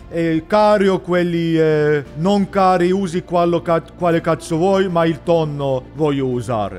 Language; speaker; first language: Italian; non-native, learner; English